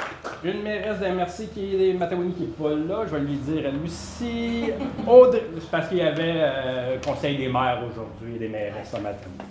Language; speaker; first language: French; native; French